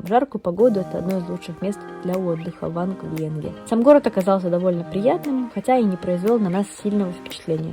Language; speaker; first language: Russian; native; Russian